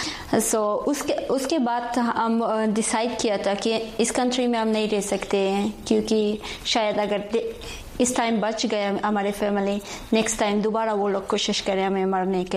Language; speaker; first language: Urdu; non-native, learner; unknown